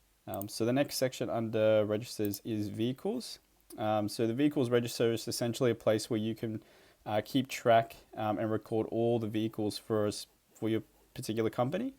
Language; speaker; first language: English; native; English